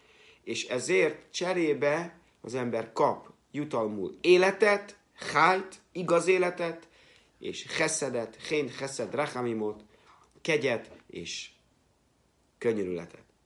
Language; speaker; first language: Hungarian; native; Hungarian